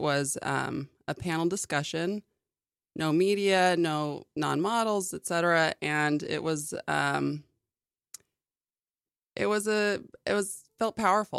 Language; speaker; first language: English; native; English